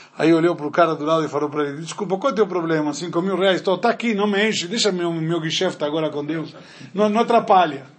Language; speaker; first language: Portuguese; non-native, fluent; Spanish